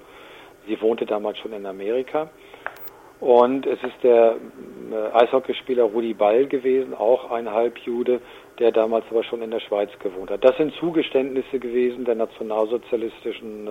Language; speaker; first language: German; native; German